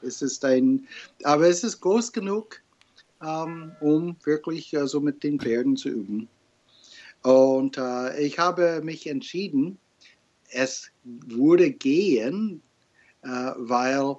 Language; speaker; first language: German; non-native, fluent; English